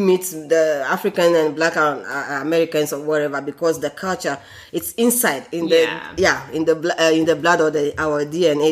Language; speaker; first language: English; non-native, local second language; Ewe